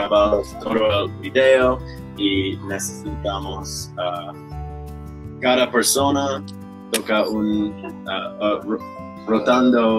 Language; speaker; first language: Spanish; non-native, learner; English